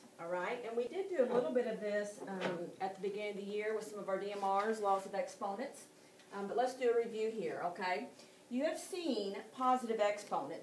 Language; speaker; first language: English; native; English